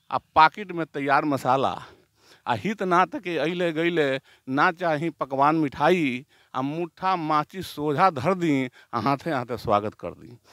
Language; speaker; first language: Hindi; native; Hindi